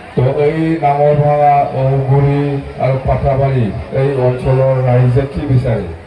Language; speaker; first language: Assamese; non-native, local second language; Bodo